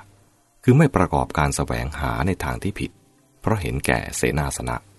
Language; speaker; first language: Thai; native; Thai